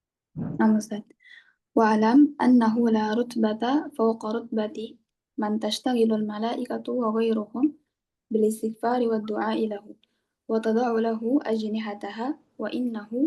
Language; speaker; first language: Arabic; non-native, learner; Indonesian